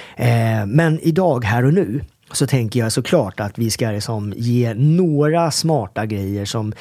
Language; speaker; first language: Swedish; early bilingual, other home language; Korean